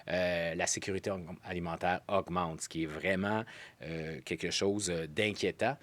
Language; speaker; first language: French; native; French